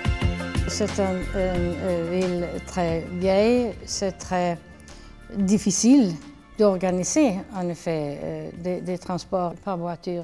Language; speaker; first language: French; non-native, fluent; Swedish